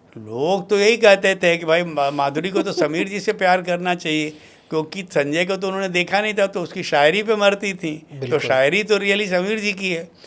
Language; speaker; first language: Hindi; non-native, local second language; Bhojpuri